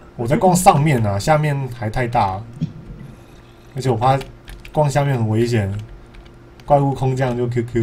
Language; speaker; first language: Chinese; native; Chinese